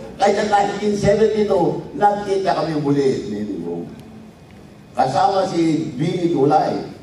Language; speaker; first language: Filipino; non-native, local second language; Iloko